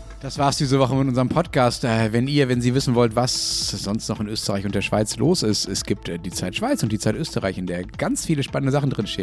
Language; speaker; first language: German; native; German